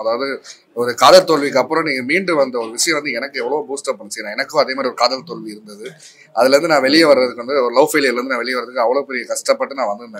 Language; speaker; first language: Tamil; native; Tamil